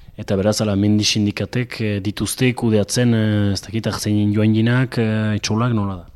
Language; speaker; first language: Basque; native; Basque